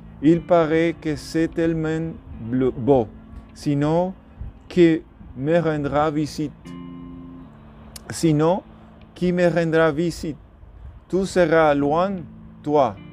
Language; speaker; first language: French; non-native, learner; Spanish